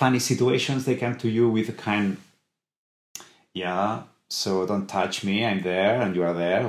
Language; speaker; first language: English; non-native, fluent; Spanish